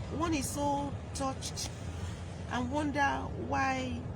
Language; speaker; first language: English; non-native, local second language; Yoruba